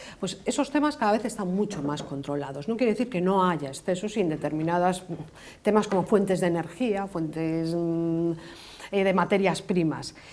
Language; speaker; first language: Spanish; native; Spanish